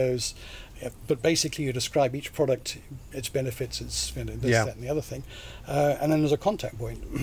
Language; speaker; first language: English; native; English